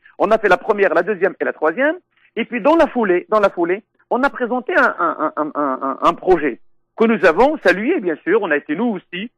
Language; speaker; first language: French; non-native, local second language; Arabic